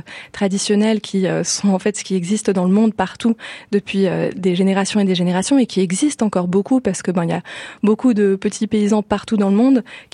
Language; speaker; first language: French; native; French